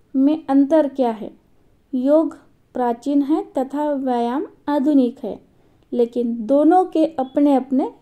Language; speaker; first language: Hindi; non-native, local second language; Marathi